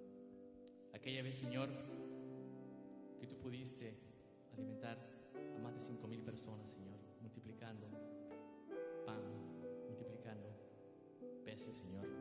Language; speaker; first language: Spanish; native; Spanish